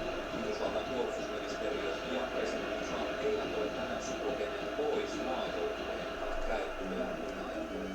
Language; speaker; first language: Finnish; native; Finnish